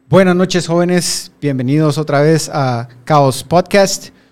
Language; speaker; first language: Spanish; native; Spanish